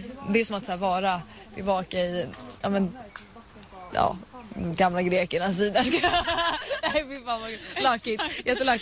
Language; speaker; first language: Swedish; native; Swedish